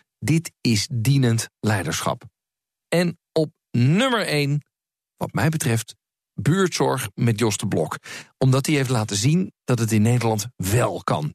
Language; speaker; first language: Dutch; native; Dutch